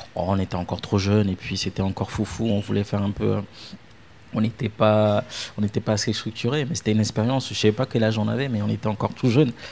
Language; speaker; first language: French; non-native, local second language; Ewe